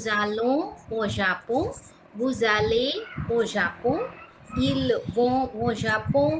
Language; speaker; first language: French; non-native, learner; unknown